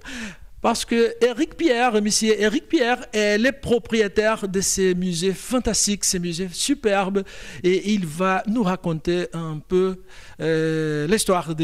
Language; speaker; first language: French; non-native, fluent; Portuguese